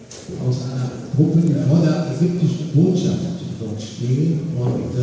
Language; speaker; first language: German; non-native, fluent; Arabic